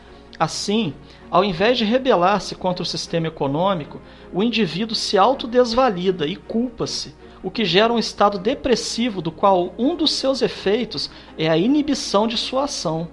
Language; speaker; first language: Portuguese; native; Portuguese